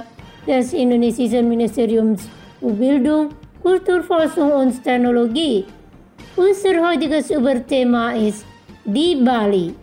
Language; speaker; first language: German; non-native, learner; Indonesian